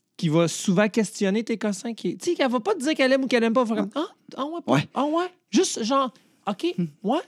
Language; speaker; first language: French; native; French